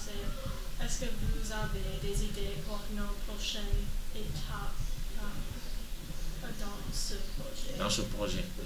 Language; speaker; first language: French; non-native, learner; English